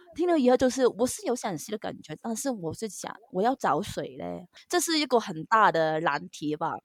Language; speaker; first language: Chinese; non-native, local second language; Cantonese